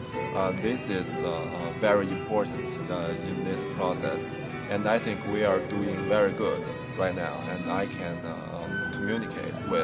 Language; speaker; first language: English; non-native, fluent; Chinese